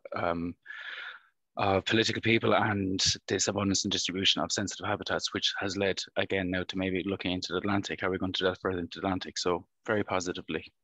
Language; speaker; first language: English; native; English